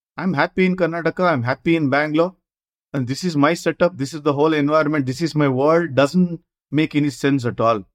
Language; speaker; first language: English; non-native, local second language; Kannada